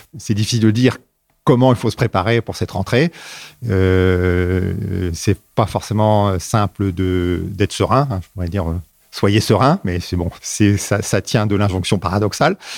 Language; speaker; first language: French; native; French